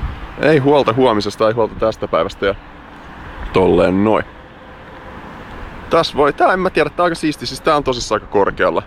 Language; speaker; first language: Finnish; native; Finnish